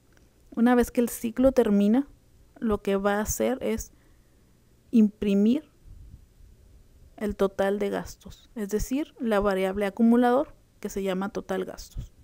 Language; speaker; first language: Spanish; native; Spanish